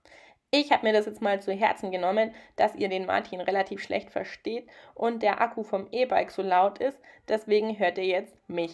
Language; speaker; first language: German; native; German